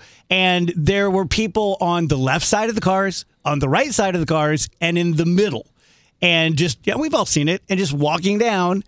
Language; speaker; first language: English; native; English